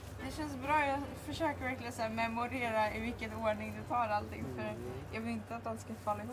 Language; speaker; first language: Swedish; native; Swedish